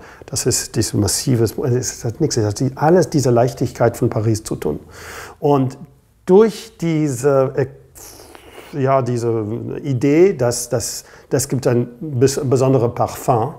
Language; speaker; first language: German; non-native, fluent; English